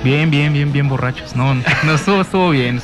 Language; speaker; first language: Spanish; native; Spanish